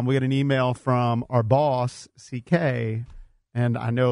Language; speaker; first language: English; native; English